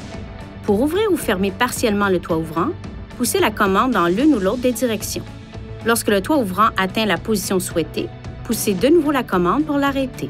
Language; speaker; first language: French; native; French